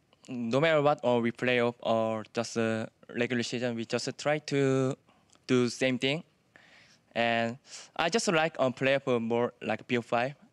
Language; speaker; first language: English; non-native, learner; Korean